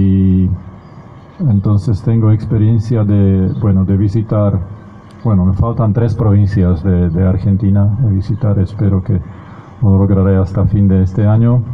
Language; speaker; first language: Spanish; non-native, fluent; Slovak